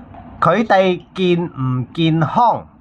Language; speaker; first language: Cantonese; native; Cantonese